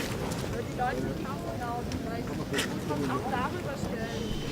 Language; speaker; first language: German; native; German